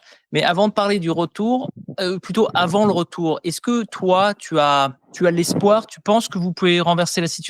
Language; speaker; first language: French; native; French